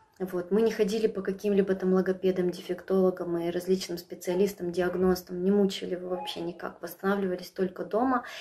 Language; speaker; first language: Russian; native; Russian